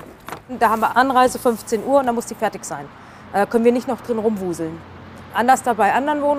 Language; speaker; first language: German; native; German